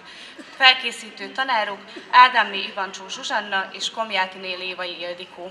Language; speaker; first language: Hungarian; native; Hungarian